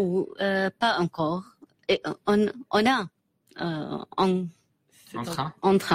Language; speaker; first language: French; non-native, learner; Arabic